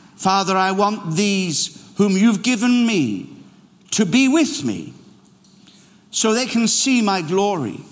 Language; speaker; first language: English; native; English